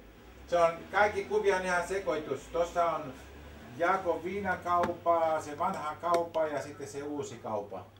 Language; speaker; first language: Finnish; non-native, learner; Greek